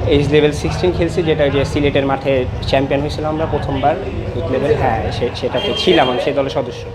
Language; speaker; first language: Bangla; native; Bangla